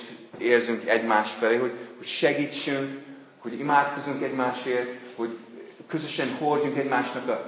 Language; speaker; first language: Hungarian; non-native, fluent; English